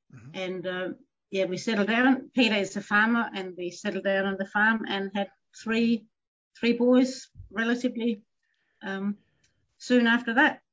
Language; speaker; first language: English; non-native, fluent; Danish